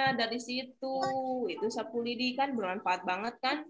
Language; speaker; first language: Indonesian; native; Indonesian